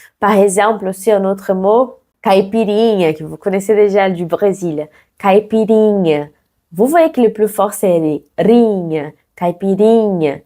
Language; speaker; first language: French; non-native, fluent; Portuguese